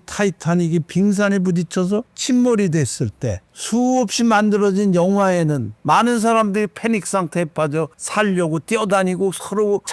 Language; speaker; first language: Korean; native; Korean